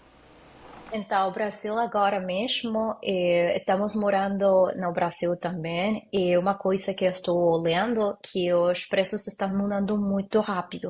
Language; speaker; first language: Portuguese; non-native, learner; Spanish